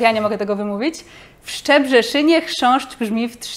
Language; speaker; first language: Polish; native; Polish